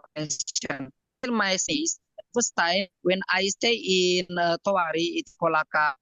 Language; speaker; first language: English; non-native, learner; Indonesian